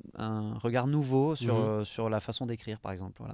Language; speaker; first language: French; native; French